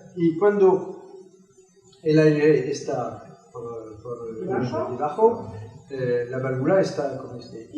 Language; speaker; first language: Spanish; non-native, learner; French